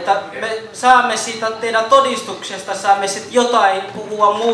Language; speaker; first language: Finnish; non-native, fluent; Kinyarwanda